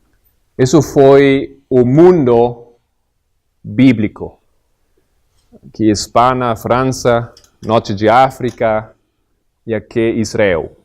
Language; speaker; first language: Portuguese; non-native, fluent; Spanish